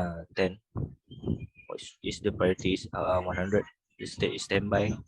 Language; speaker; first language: English; non-native, local second language; Malay